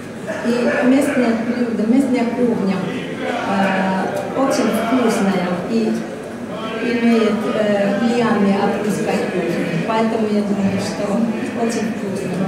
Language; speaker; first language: Russian; non-native, fluent; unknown